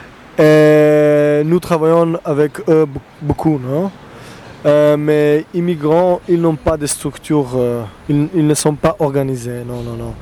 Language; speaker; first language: French; non-native, fluent; Slovenian